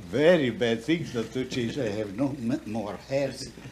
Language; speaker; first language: English; non-native, fluent; Russian